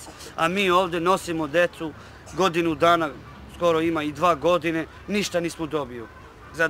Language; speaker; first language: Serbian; non-native, local second language; Romany